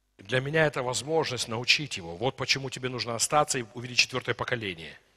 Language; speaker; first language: Russian; non-native, local second language; Ukrainian